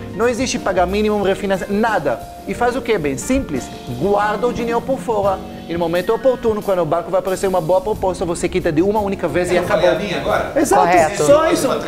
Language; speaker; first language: Portuguese; non-native, fluent; Hebrew